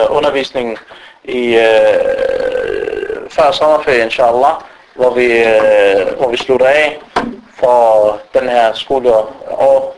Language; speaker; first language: Danish; early bilingual, other home language; Arabic